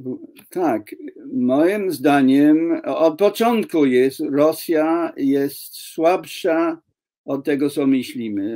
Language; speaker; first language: Polish; non-native, fluent; English